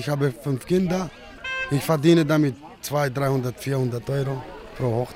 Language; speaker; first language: German; non-native, local second language; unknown